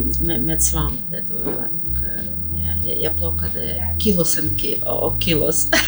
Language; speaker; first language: Swedish; non-native, learner; Russian